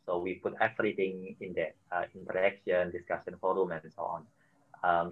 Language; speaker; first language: English; non-native, fluent; Indonesian